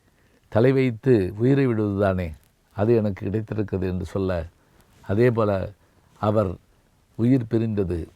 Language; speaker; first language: Tamil; native; Tamil